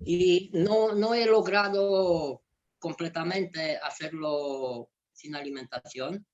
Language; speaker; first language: Spanish; non-native, fluent; Romanian